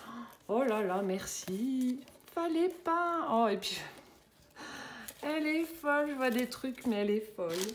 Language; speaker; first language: French; native; French